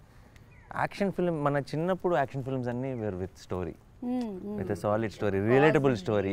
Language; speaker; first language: Telugu; native; Telugu